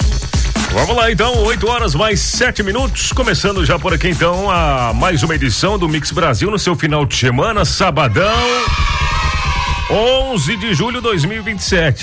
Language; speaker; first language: Portuguese; native; Portuguese